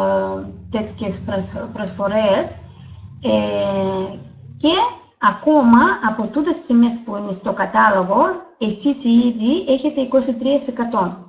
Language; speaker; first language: Greek; non-native, learner; Russian